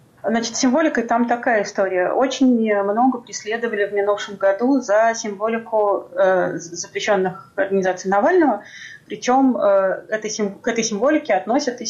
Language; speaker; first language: Russian; native; Russian